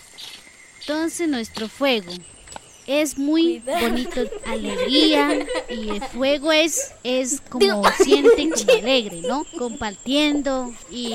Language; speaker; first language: Spanish; non-native, local second language; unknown